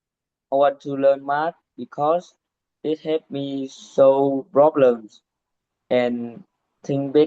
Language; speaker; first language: English; non-native, learner; Vietnamese